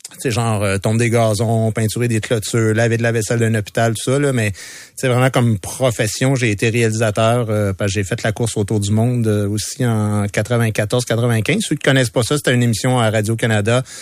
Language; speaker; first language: French; native; French